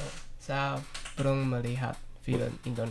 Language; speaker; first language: Indonesian; non-native, learner; Chinese